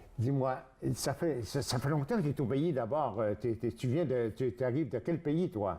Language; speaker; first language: French; native; French